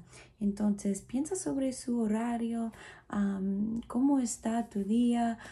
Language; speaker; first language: Spanish; non-native, fluent; English